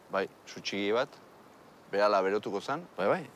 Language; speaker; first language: Basque; native; Basque